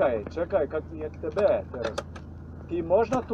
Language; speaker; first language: Russian; non-native, learner; Polish